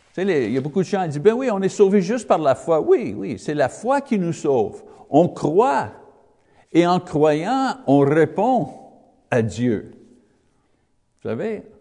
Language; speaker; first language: French; non-native, learner; English